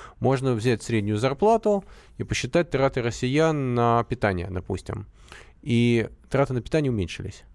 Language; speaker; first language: Russian; native; Russian